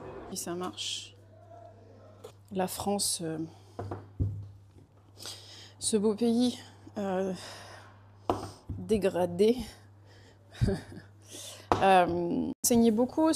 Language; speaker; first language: French; native; French